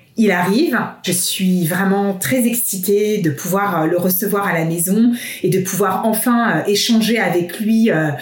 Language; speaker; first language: French; native; French